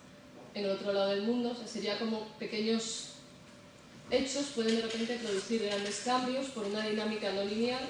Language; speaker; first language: Spanish; native; Spanish